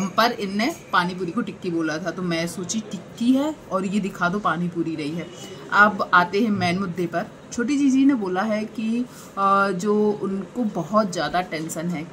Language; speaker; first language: Hindi; native; Hindi